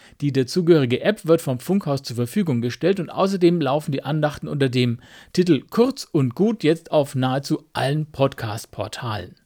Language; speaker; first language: German; native; German